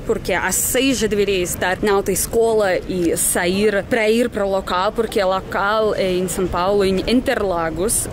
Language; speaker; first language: Portuguese; non-native, fluent; Russian